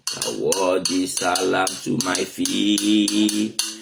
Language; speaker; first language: English; non-native, local second language; Yoruba